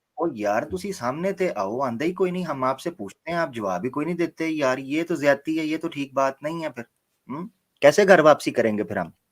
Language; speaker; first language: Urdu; non-native, local second language; Punjabi